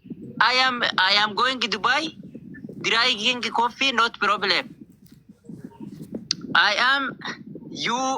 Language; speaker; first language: English; non-native, learner; Oromo